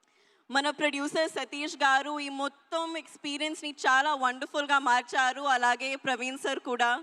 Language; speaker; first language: Telugu; non-native, learner; Hindi